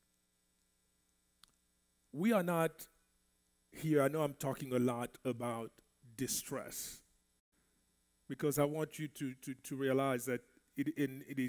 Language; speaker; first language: English; non-native, fluent; French